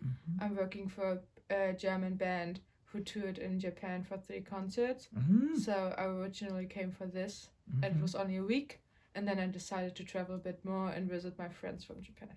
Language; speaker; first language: English; non-native, fluent; German